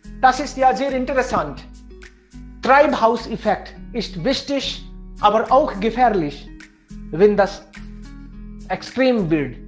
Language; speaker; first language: German; non-native, fluent; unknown